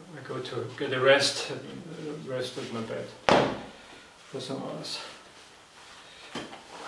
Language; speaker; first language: English; non-native, learner; German